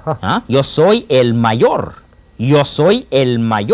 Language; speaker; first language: Spanish; non-native, fluent; English